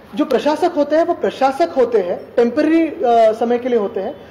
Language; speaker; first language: Hindi; non-native, local second language; Marathi